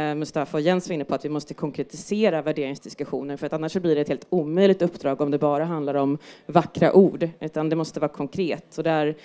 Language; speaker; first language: Swedish; native; Swedish